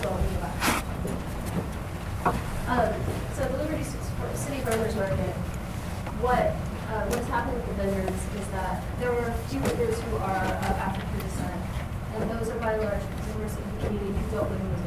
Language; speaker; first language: English; native; English